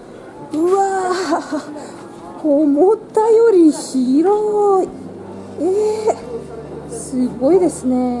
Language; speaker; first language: Japanese; non-native, fluent; Russian